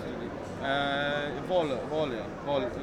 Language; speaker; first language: Italian; non-native, learner; Polish